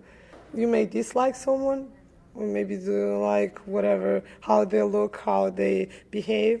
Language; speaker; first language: English; early bilingual, other home language; Serbian